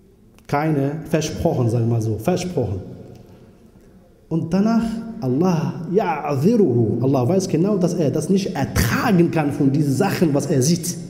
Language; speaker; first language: German; non-native, fluent; Arabic